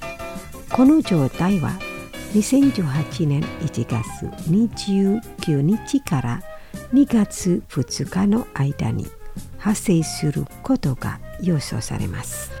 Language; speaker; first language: Japanese; non-native, fluent; Indonesian